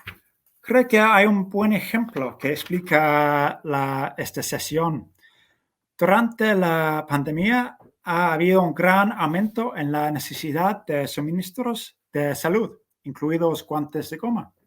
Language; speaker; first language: Spanish; non-native, fluent; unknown